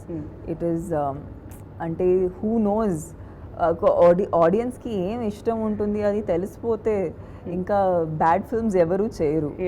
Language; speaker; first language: Telugu; non-native, fluent; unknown